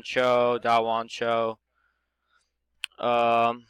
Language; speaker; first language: Chinese; non-native, learner; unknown